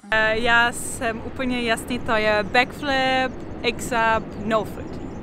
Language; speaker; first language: Czech; non-native, learner; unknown